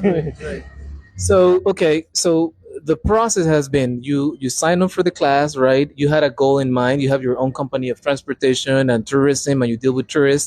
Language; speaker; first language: English; non-native, fluent; Spanish